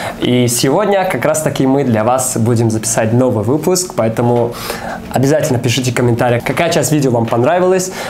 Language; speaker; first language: Russian; non-native, local second language; Tajik